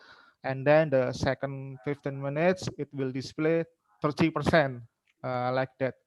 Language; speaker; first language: English; non-native, learner; Indonesian